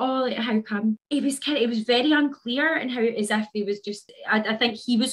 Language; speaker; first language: English; native; English